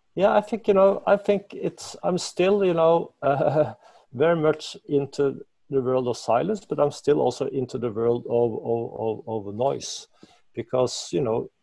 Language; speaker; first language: English; non-native, fluent; Norwegian